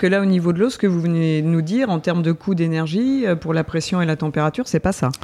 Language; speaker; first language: French; native; French